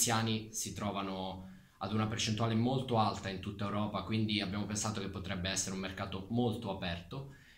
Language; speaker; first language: Italian; native; Italian